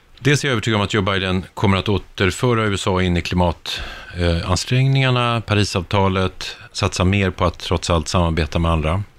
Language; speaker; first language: Swedish; native; Swedish